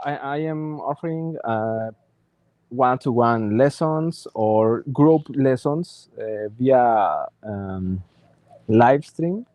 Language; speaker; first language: English; non-native, learner; Spanish